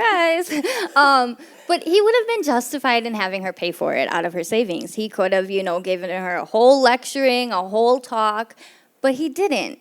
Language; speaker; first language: English; native; English